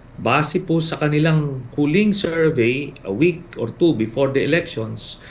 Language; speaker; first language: Filipino; native; Filipino